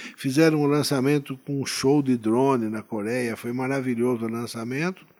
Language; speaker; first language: Portuguese; native; Portuguese